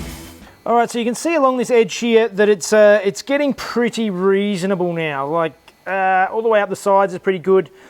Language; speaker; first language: English; native; English